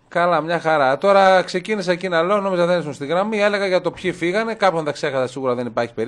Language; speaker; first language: Greek; native; Greek